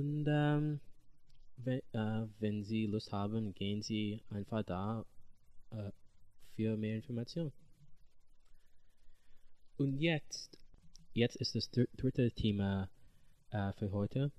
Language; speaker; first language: German; non-native, learner; English